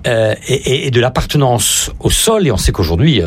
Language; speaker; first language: French; native; French